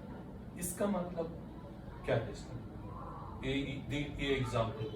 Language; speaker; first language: Hindi; non-native, local second language; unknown